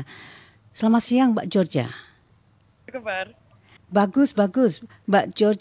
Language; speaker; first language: Indonesian; native; Indonesian